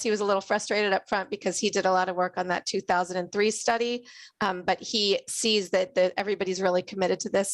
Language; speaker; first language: English; native; English